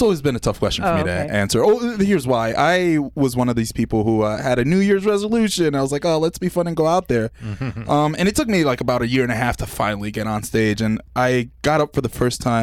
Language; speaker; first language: English; early bilingual, other home language; Spanish